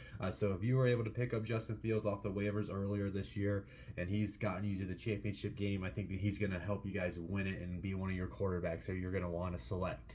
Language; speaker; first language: English; native; English